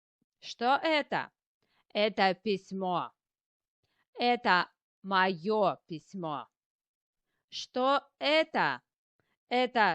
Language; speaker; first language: Russian; non-native, learner; English